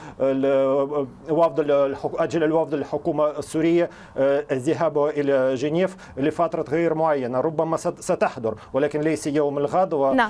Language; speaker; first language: Arabic; non-native, fluent; Russian